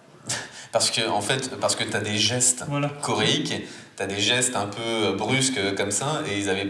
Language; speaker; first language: French; native; French